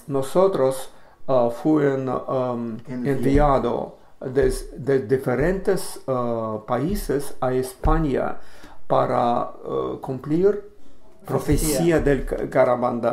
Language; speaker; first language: Spanish; non-native, learner; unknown